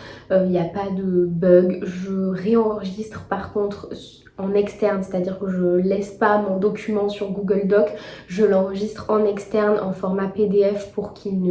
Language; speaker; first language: French; native; French